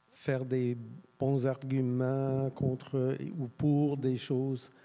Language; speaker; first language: French; non-native, fluent; English